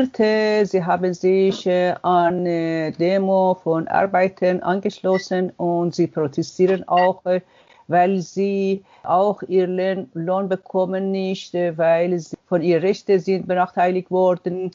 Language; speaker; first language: German; non-native, learner; Persian